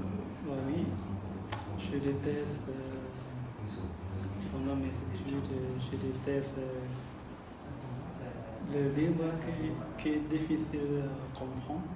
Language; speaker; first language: French; non-native, learner; Khmer